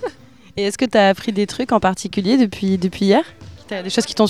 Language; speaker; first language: French; native; French